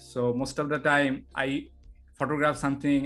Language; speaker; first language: English; non-native, local second language; Bangla